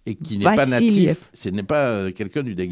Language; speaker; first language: French; native; French